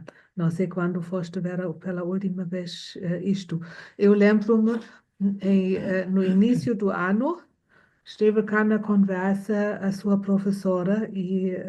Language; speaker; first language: Portuguese; non-native, fluent; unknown